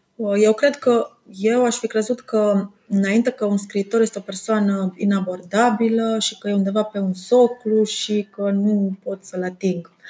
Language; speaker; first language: Romanian; non-native, local second language; German